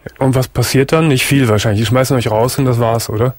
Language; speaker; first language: German; native; German